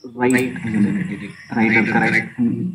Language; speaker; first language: German; non-native, learner; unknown